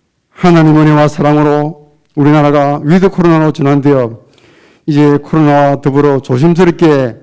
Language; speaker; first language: Korean; native; Korean